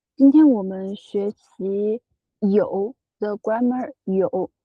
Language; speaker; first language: Chinese; non-native, fluent; English